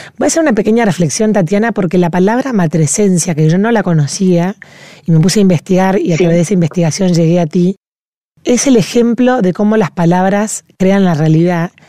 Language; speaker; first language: Spanish; native; Spanish